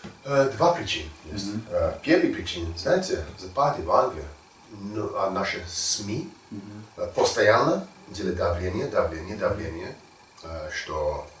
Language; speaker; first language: Russian; non-native, learner; English